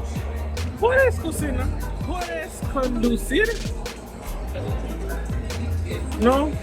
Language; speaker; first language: Spanish; non-native, learner; English